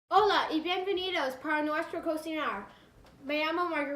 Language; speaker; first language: Spanish; non-native, learner; English